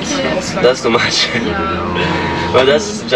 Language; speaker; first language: English; non-native, fluent; Italian